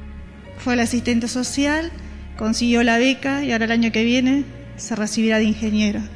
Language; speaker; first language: Spanish; native; Spanish